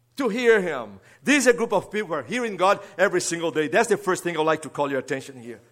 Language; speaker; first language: English; non-native, fluent; Portuguese